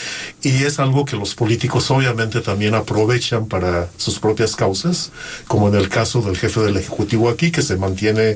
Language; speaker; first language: Spanish; native; Spanish